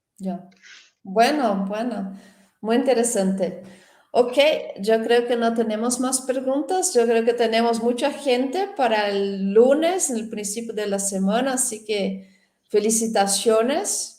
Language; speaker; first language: Spanish; non-native, fluent; Portuguese